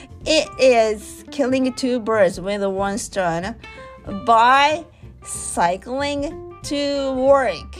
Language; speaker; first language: English; non-native, learner; Japanese